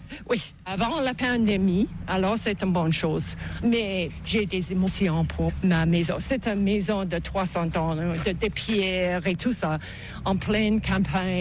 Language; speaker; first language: French; non-native, local second language; English